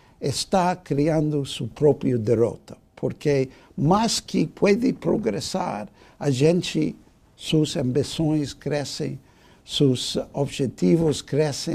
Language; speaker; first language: Portuguese; non-native, fluent; English